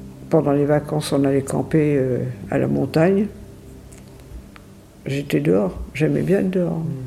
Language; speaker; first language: French; native; French